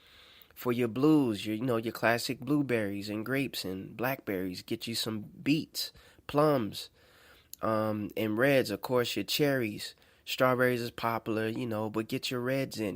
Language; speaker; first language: English; native; English